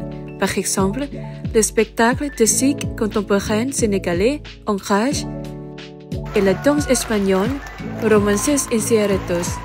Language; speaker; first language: French; non-native, fluent; Thai